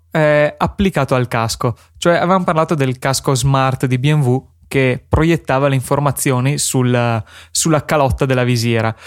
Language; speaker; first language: Italian; native; Italian